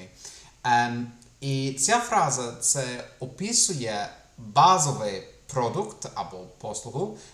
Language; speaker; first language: Ukrainian; non-native, fluent; English